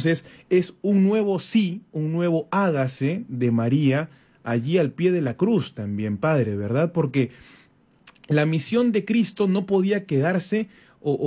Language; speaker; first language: Spanish; native; Spanish